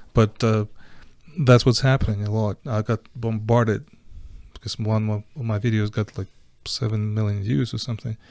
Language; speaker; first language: English; non-native, fluent; Ukrainian